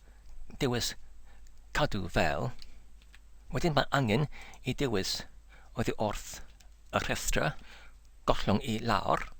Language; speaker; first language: Welsh; non-native, learner; English